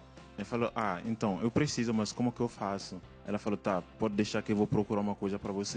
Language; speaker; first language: Portuguese; non-native, fluent; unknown